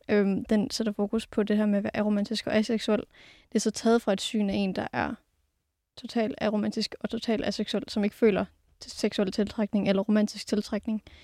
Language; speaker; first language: Danish; native; Danish